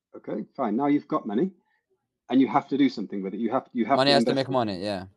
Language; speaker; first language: English; native; English